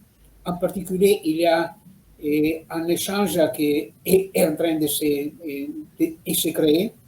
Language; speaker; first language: French; non-native, fluent; Italian